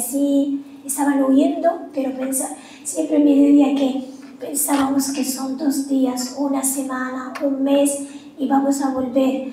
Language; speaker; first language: Spanish; non-native, fluent; Arabic